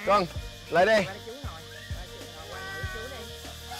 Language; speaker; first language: Vietnamese; non-native, learner; English